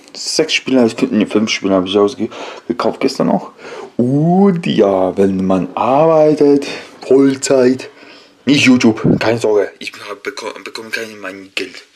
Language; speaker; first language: German; non-native, learner; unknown